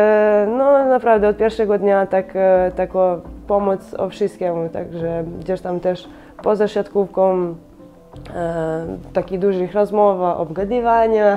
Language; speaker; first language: Polish; non-native, fluent; Serbian